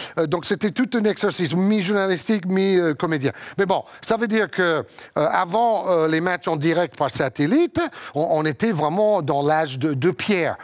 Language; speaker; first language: French; non-native, fluent; English